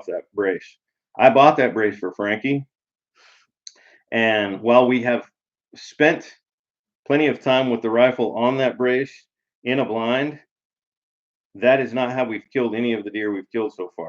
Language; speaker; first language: English; native; English